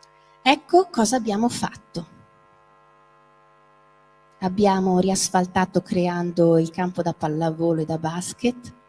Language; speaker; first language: Italian; native; Italian